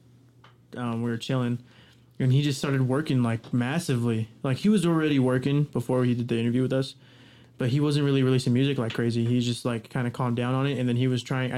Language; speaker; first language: English; native; English